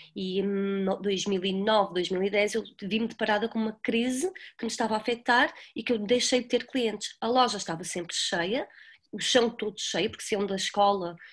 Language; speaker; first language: Portuguese; native; Portuguese